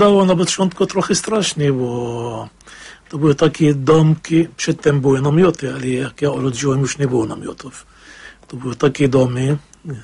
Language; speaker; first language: Polish; non-native, fluent; Arabic